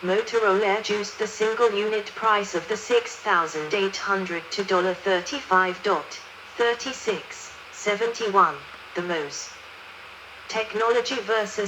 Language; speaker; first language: English; non-native, learner; Danish